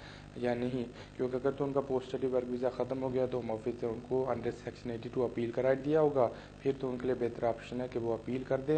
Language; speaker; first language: Urdu; native; Urdu